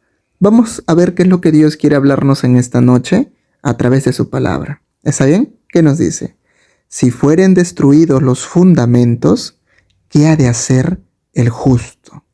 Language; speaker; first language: Spanish; native; Spanish